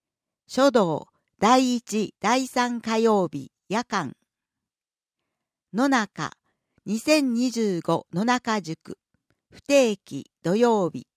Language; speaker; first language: Japanese; native; Japanese